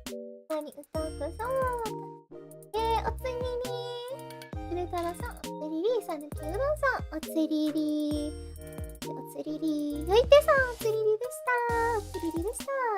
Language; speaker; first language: Japanese; non-native, fluent; English